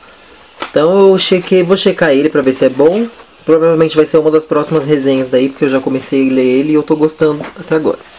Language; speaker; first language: Portuguese; native; Portuguese